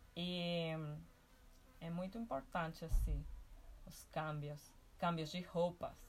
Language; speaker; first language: Portuguese; non-native, fluent; Spanish